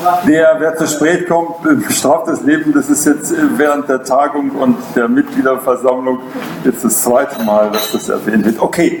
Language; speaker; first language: German; native; German